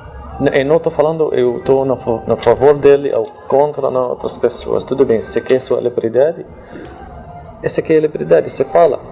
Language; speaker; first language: Portuguese; non-native, learner; Arabic